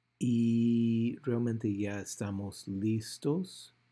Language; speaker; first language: Spanish; non-native, fluent; English